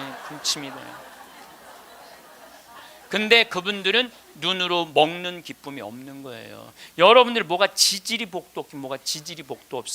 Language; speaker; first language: Korean; native; Korean